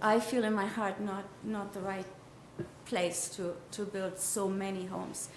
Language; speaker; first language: English; non-native, fluent; German